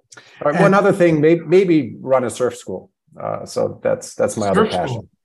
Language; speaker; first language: English; non-native, fluent; German